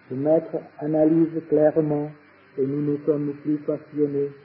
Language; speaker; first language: French; non-native, fluent; Vietnamese